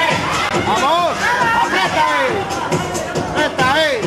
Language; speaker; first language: Spanish; native; Spanish